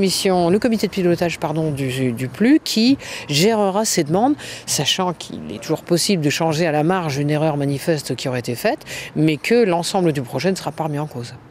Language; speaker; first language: French; native; French